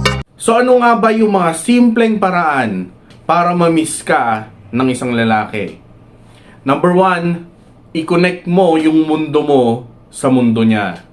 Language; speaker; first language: Filipino; native; Filipino